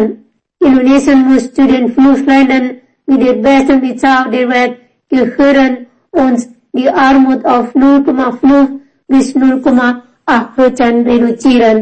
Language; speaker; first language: German; non-native, fluent; Indonesian